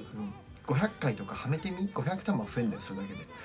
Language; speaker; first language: Japanese; native; Japanese